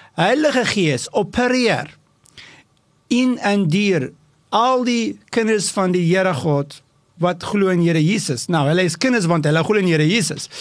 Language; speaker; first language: Afrikaans; non-native, local second language; English